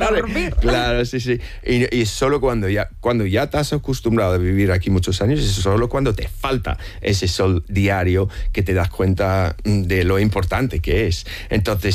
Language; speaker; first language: Spanish; non-native, fluent; English